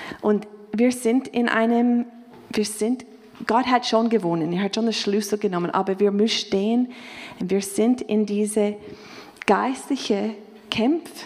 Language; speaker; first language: German; non-native, fluent; English